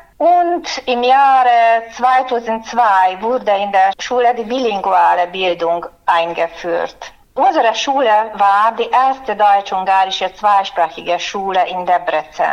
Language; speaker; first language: German; non-native, fluent; Hungarian